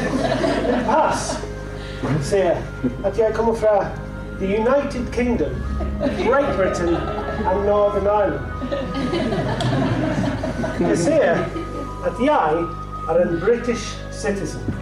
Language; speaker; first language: Swedish; non-native, learner; English